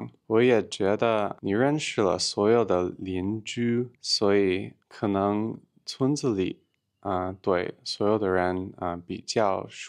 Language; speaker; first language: Chinese; non-native, learner; English